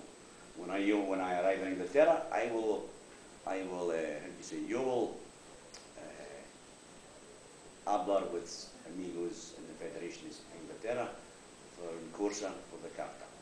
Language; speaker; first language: English; non-native, learner; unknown